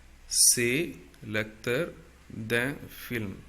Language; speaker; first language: French; non-native, fluent; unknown